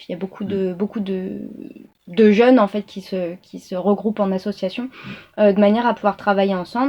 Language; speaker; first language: French; native; French